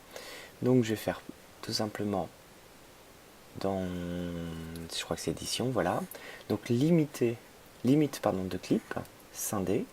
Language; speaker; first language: French; native; French